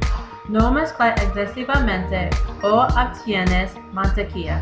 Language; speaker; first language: Spanish; non-native, learner; English